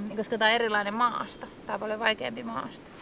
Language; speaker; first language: Finnish; native; Finnish